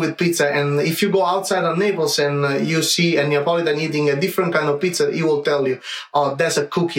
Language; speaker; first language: English; non-native, fluent; Italian